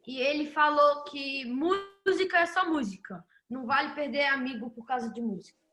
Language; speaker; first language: Portuguese; early bilingual, heritage; Portuguese